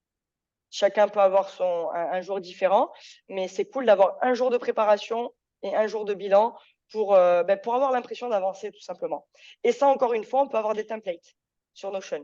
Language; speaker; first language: French; native; French